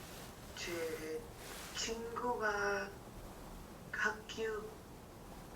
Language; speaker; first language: Korean; non-native, learner; English